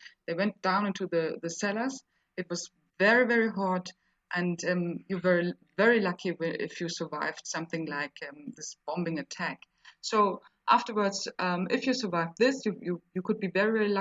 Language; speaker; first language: English; non-native, fluent; German